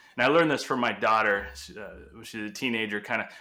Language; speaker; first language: English; non-native, fluent; Portuguese